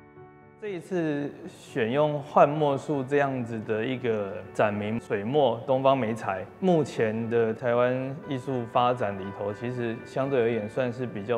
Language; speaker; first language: Chinese; native; Chinese